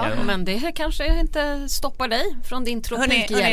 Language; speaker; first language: Swedish; native; Swedish